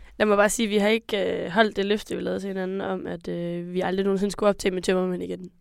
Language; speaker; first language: Danish; native; Danish